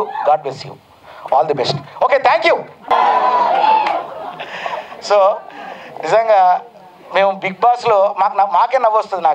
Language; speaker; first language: Telugu; native; Telugu